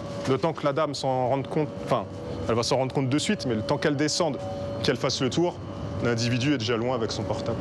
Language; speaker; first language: French; native; French